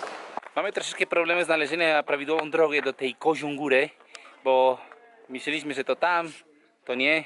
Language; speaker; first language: Polish; non-native, learner; Spanish